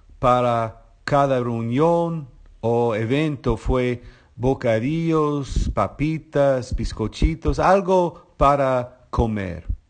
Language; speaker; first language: Spanish; non-native, fluent; English